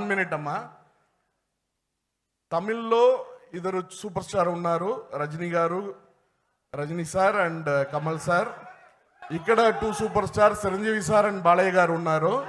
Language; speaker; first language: Telugu; non-native, learner; Tamil